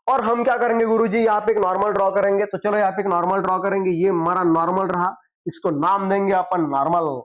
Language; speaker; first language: Hindi; non-native, local second language; Marathi